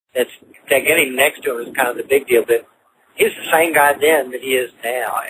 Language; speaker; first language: English; native; English